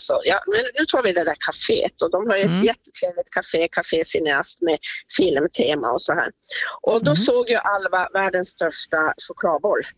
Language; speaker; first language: Swedish; native; Swedish